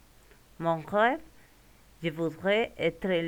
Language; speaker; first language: French; non-native, learner; Spanish